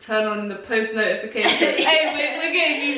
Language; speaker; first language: English; native; English